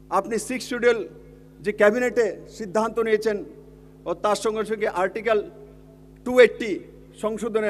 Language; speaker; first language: Hindi; non-native, local second language; Bangla